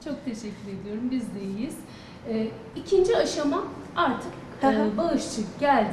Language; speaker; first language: Turkish; native; Turkish